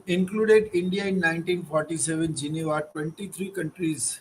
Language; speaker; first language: English; non-native, local second language; Gujarati